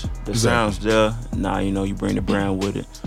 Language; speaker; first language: English; native; English